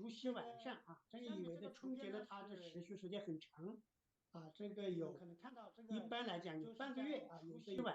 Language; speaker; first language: Chinese; native; Chinese